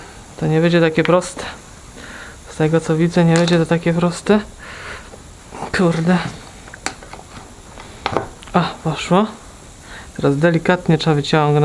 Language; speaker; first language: Polish; native; Polish